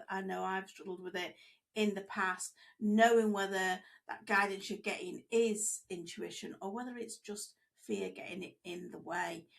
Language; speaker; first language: English; native; English